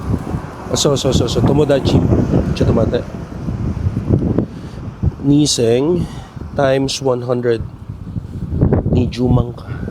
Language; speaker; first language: Japanese; non-native, learner; Filipino